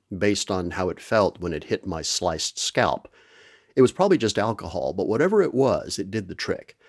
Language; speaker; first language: English; native; English